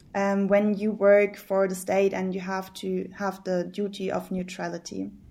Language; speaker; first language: English; early bilingual, heritage; German